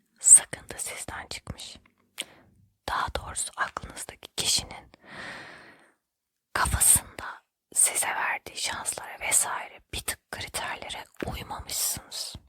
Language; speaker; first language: Turkish; native; Turkish